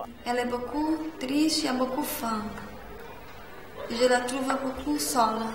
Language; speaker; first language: French; non-native, learner; Portuguese